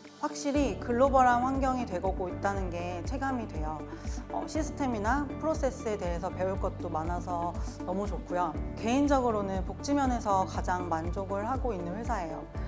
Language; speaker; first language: Korean; native; Korean